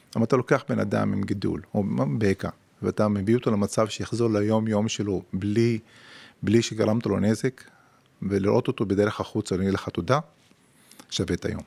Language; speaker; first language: Hebrew; non-native, local second language; Arabic